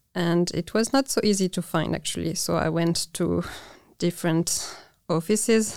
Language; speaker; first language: English; non-native, fluent; French